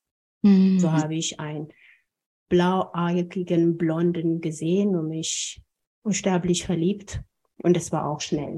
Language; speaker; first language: German; non-native, fluent; Amharic